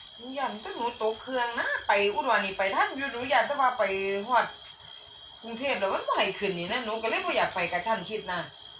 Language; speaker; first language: Thai; native; Thai